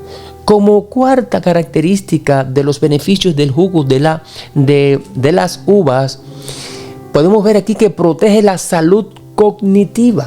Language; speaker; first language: Spanish; native; Spanish